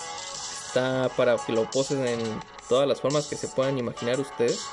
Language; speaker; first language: Spanish; native; Spanish